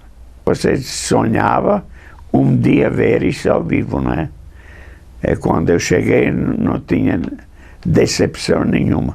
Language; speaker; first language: Portuguese; non-native, fluent; English